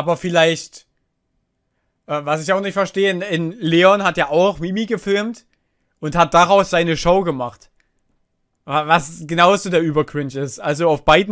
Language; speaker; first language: German; native; German